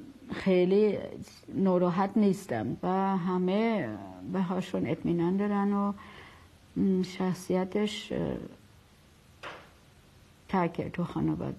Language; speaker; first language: Persian; non-native, fluent; German